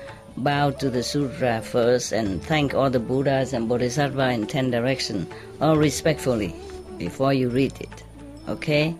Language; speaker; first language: English; non-native, fluent; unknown